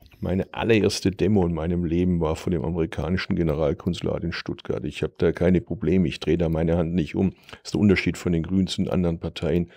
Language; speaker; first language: German; early bilingual, other home language; Turkish